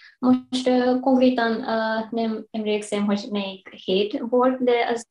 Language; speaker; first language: Hungarian; non-native, fluent; Japanese